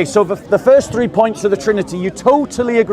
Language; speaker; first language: English; native; English